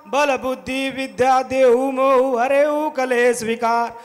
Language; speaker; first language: Hindi; non-native, local second language; Marathi